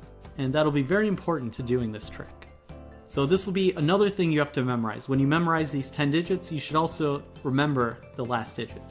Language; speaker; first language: English; native; English